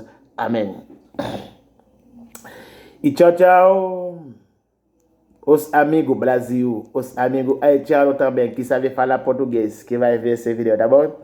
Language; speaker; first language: Portuguese; non-native, learner; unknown